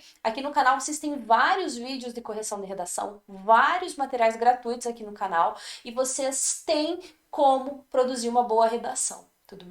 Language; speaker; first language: Portuguese; native; Portuguese